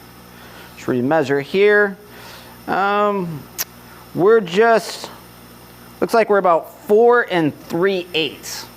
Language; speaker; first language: English; native; English